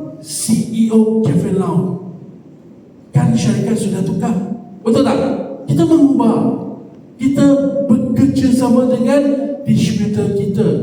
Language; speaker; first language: Malay; non-native, local second language; Chinese